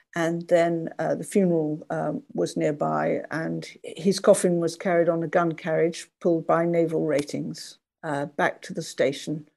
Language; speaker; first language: English; native; English